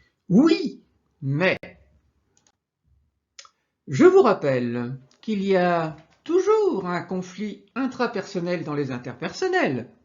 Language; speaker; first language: French; native; French